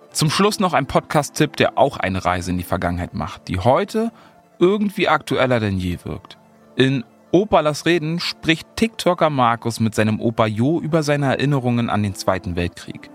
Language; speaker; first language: German; native; German